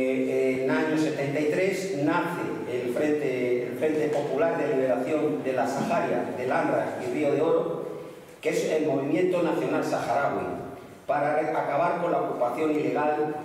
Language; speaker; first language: Spanish; native; Spanish